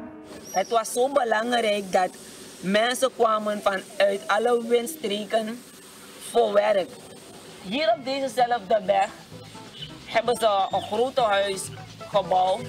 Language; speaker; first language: Dutch; non-native, local second language; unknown